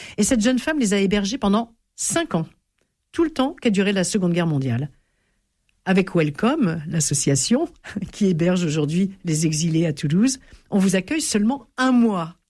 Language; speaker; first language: French; native; French